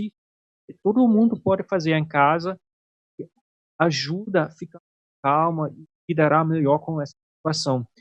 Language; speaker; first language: Portuguese; non-native, fluent; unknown